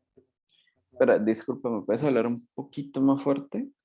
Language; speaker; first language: Spanish; native; Spanish